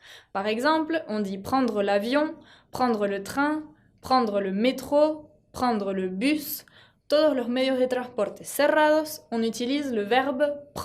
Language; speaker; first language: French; non-native, fluent; Spanish